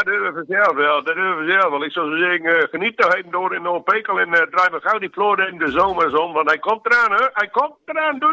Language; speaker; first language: Dutch; native; Dutch